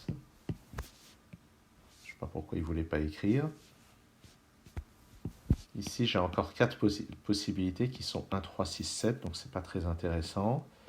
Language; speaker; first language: French; native; French